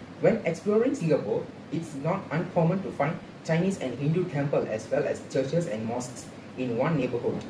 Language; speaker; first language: English; non-native, local second language; Tamil